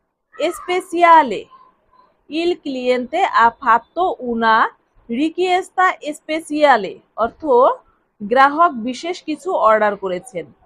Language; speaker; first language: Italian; non-native, fluent; Bangla